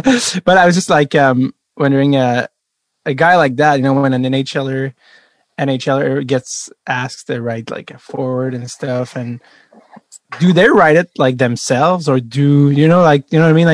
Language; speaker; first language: English; non-native, fluent; French